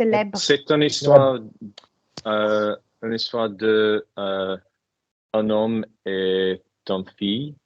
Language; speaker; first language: French; non-native, learner; English